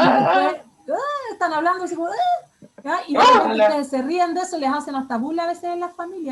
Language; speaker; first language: Spanish; native; Spanish